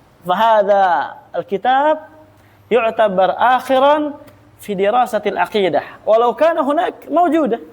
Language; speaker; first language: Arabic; non-native, fluent; Indonesian